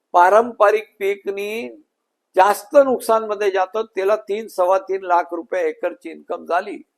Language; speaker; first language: Marathi; non-native, local second language; Gujarati